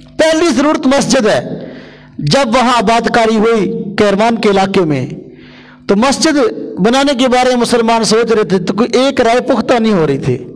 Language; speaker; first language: Urdu; non-native, local second language; Punjabi